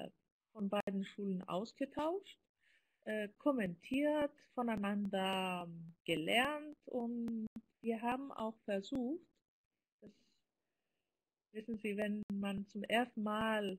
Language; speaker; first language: German; non-native, fluent; Greek